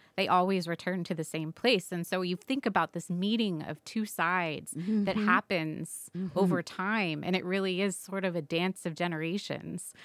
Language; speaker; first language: English; native; English